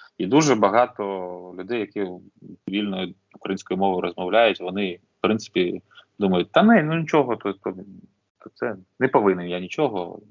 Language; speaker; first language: Ukrainian; non-native, local second language; Russian